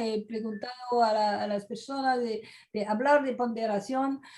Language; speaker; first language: Spanish; non-native, fluent; French